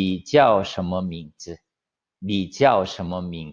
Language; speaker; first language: Chinese; non-native, fluent; Korean